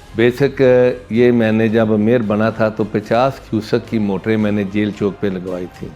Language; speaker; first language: Urdu; non-native, local second language; Punjabi